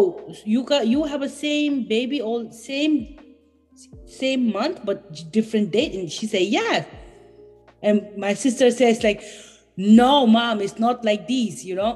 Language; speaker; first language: English; non-native, fluent; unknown